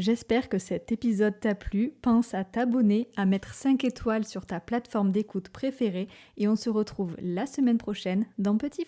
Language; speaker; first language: French; native; French